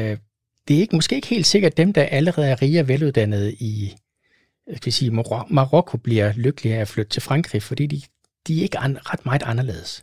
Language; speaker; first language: Danish; native; Danish